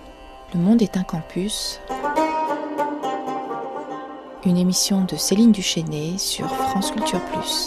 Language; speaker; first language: French; native; French